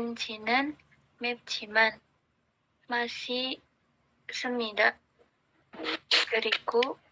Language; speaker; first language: Korean; non-native, learner; Indonesian